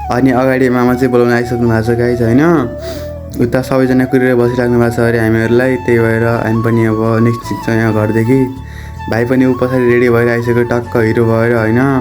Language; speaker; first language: Nepali; non-native, local second language; Rana Tharu